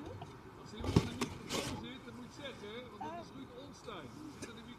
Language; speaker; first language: Dutch; native; Dutch